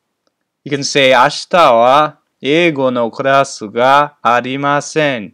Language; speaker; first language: Japanese; non-native, fluent; English